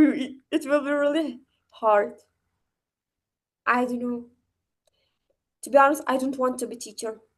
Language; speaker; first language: English; non-native, learner; Uzbek